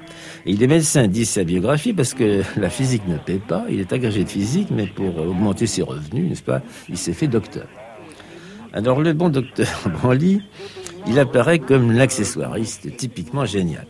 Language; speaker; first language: French; native; French